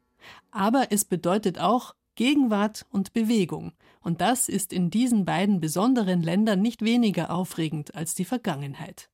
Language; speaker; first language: German; native; German